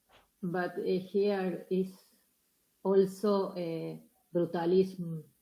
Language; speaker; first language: English; non-native, learner; Spanish